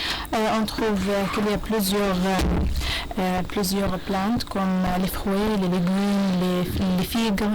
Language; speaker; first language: French; non-native, learner; Arabic